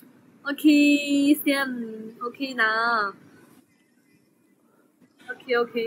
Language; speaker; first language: English; non-native, learner; Chinese